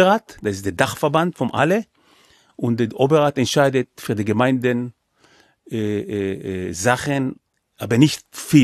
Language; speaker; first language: German; non-native, fluent; Hebrew